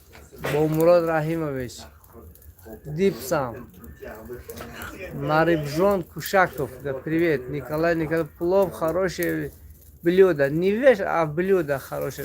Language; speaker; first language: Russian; non-native, local second language; Tajik